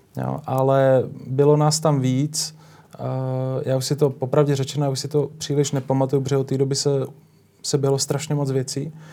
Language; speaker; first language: Czech; native; Czech